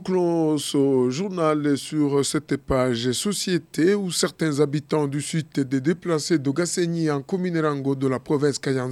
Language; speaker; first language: French; non-native, local second language; Rundi